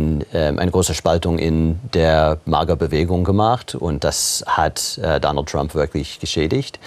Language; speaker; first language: German; non-native, fluent; English